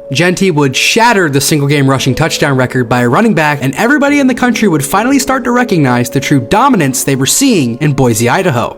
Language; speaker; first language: English; native; English